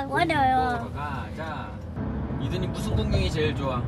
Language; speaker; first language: Korean; native; Korean